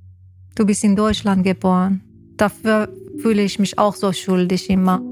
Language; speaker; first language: German; non-native, learner; Persian